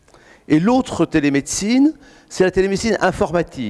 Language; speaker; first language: French; native; French